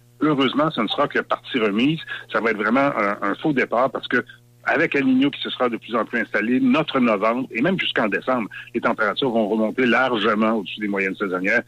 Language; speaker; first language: French; native; French